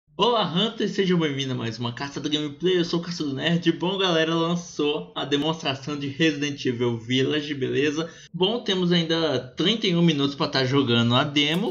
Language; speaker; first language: Portuguese; native; Portuguese